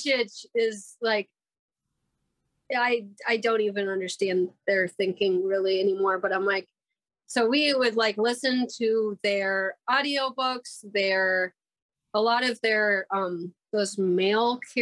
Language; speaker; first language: English; native; English